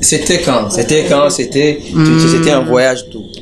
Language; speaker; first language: French; non-native, local second language; Rundi